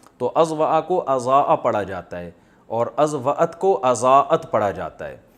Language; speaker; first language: Urdu; native; Urdu